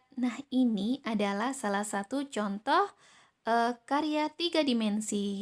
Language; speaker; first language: Indonesian; native; Indonesian